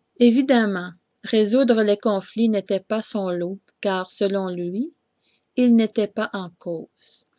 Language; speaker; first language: French; native; French